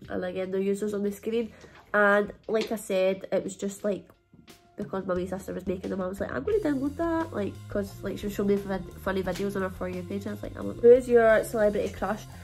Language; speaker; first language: English; native; English